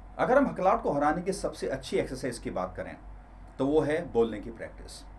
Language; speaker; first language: Hindi; native; Hindi